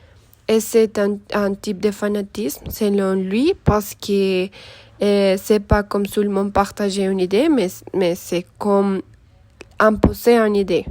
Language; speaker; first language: French; non-native, learner; Spanish